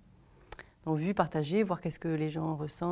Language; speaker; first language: French; native; French